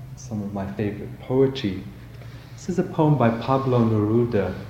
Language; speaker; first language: English; native; English